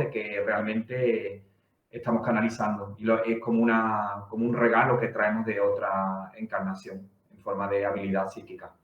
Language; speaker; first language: Spanish; native; Spanish